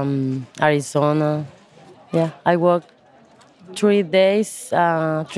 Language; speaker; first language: English; non-native, learner; Spanish